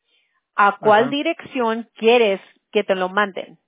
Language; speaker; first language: Spanish; early bilingual, heritage; English